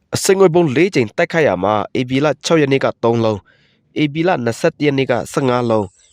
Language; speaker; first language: Burmese; non-native, local second language; Shwe Palaung